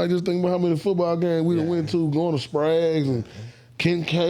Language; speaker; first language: English; native; English